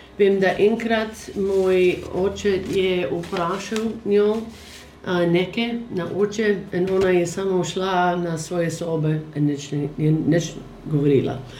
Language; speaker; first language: Slovenian; early bilingual, heritage; Slovenian